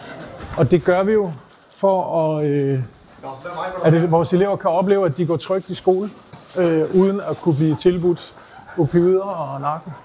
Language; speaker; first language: Danish; native; Danish